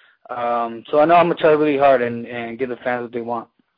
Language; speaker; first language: English; early bilingual, other home language; Spanish